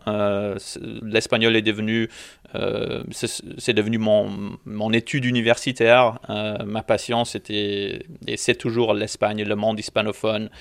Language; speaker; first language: French; non-native, local second language; English